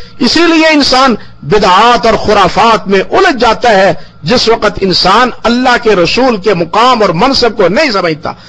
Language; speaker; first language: Urdu; non-native, local second language; Punjabi